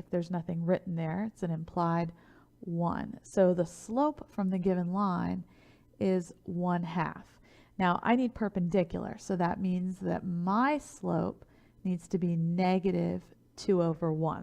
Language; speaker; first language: English; native; English